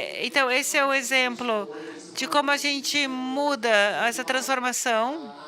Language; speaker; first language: Portuguese; non-native, fluent; English